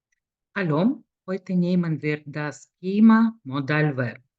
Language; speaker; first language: German; non-native, fluent; Lithuanian